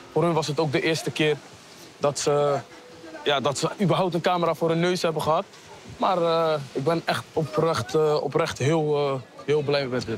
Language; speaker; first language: Dutch; early bilingual, other home language; Kabuverdianu